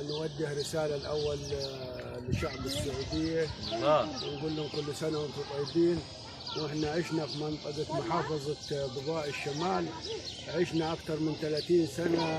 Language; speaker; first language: Arabic; native; Arabic